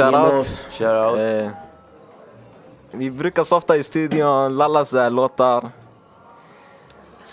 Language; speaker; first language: Swedish; early bilingual, other home language; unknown